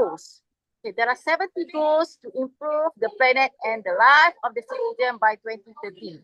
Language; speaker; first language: English; non-native, fluent; Indonesian